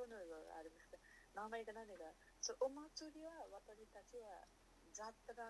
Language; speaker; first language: Japanese; non-native, learner; Nepali